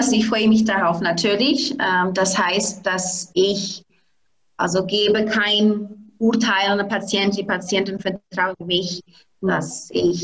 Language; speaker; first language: German; non-native, fluent; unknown